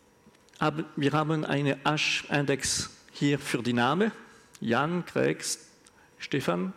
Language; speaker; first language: German; non-native, learner; French